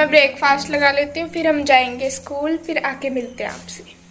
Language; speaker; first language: Hindi; native; Hindi